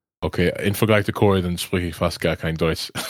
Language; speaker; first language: German; non-native, learner; English